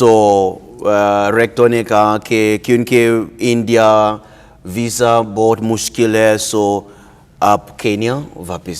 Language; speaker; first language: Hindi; non-native, learner; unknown